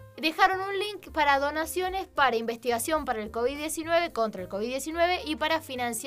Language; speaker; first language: Spanish; native; Spanish